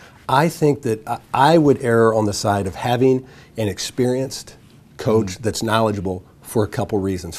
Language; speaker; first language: English; native; English